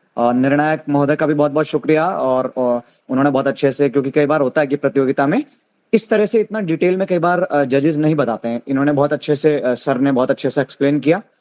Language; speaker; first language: Hindi; native; Hindi